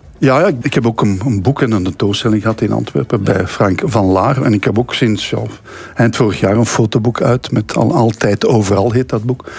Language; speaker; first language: Dutch; native; Dutch